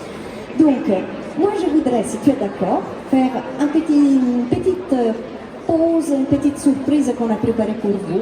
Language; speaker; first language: French; non-native, fluent; Italian